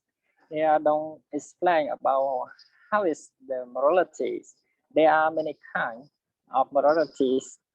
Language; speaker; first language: English; non-native, learner; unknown